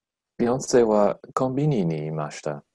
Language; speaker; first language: Japanese; non-native, learner; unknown